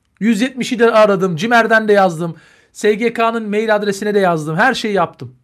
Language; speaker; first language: Turkish; native; Turkish